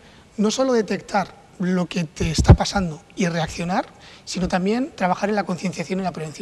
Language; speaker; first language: Spanish; native; Spanish